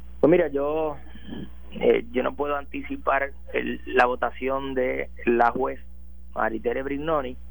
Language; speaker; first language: Spanish; native; Spanish